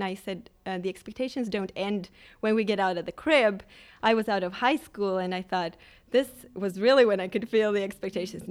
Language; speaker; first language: English; non-native, fluent; Swedish